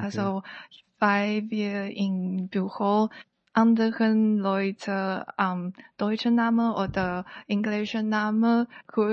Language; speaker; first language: German; non-native, learner; Chinese